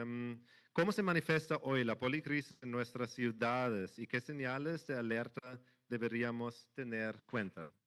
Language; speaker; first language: Spanish; non-native, fluent; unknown